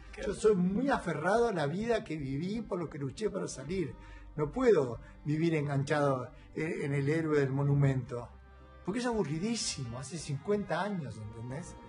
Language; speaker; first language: Spanish; native; Spanish